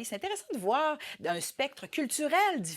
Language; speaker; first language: French; native; French